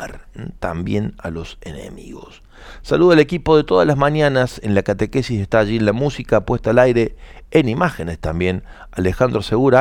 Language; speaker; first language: Spanish; native; Spanish